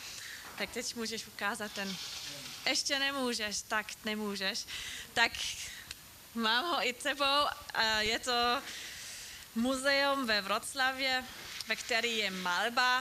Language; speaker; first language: Czech; non-native, fluent; German